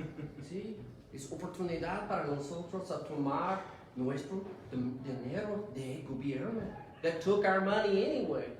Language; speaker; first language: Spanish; non-native, learner; English